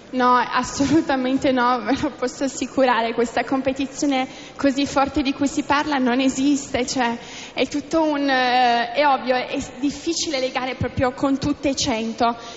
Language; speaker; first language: Italian; native; Italian